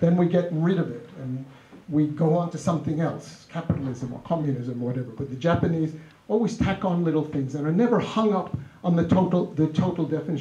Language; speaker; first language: English; native; English